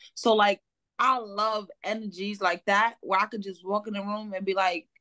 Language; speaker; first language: English; native; English